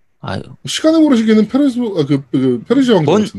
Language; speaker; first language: Korean; native; Korean